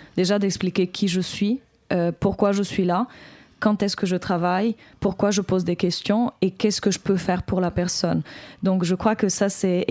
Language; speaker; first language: French; native; French